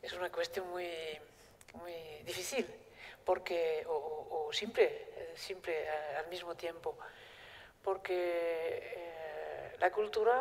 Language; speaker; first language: Spanish; non-native, fluent; Basque